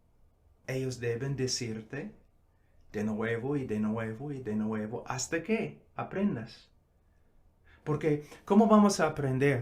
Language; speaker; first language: Spanish; non-native, fluent; English